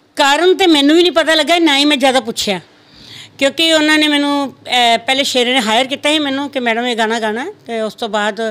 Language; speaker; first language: Punjabi; non-native, local second language; Rajasthani